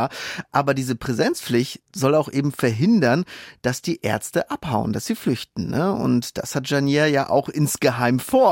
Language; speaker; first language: German; native; German